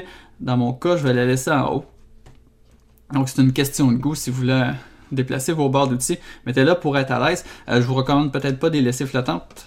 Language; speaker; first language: French; native; French